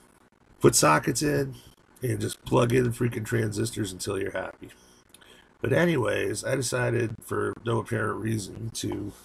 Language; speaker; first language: English; native; English